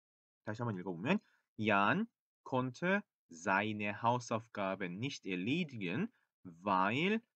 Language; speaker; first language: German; non-native, fluent; Korean